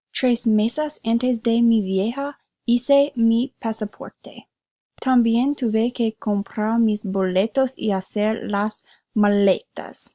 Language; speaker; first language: Spanish; non-native, learner; English